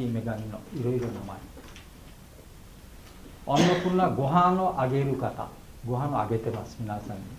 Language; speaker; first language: Japanese; non-native, fluent; Bangla